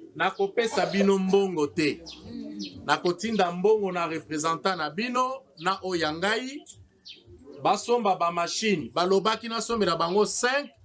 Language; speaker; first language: Lingala; native; Lingala